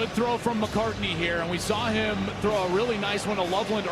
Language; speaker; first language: English; native; English